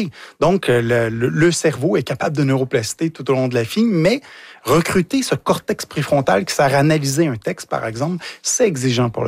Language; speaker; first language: French; native; French